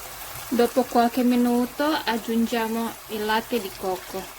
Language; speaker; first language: Italian; non-native, fluent; Indonesian